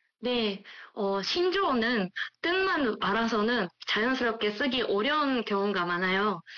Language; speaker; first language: Korean; non-native, fluent; Japanese